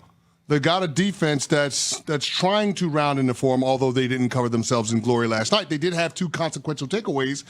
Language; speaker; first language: English; native; English